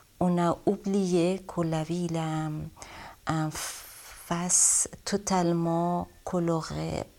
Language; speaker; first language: French; non-native, learner; Persian